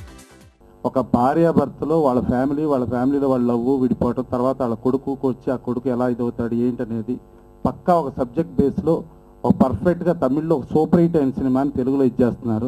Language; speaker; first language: Telugu; native; Telugu